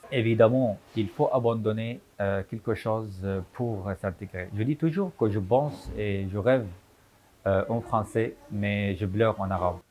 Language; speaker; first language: French; non-native, fluent; Arabic